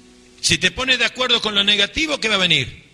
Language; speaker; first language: Spanish; native; Spanish